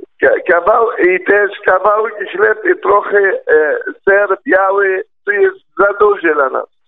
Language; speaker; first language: Polish; non-native, learner; Arabic